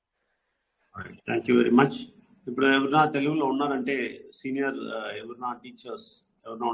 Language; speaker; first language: Telugu; non-native, learner; Hindi